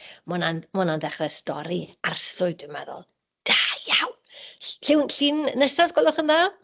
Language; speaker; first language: Welsh; native; Welsh